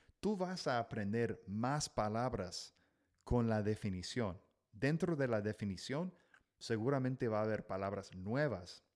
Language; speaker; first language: Spanish; non-native, fluent; English